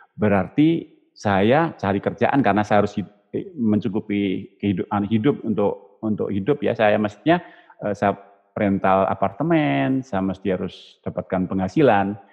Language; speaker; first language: Indonesian; native; Indonesian